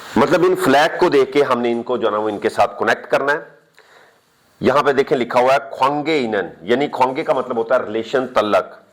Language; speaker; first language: Urdu; non-native, local second language; Punjabi